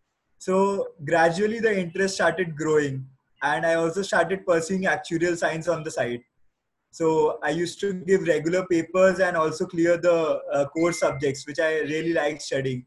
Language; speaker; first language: English; non-native, local second language; Hindi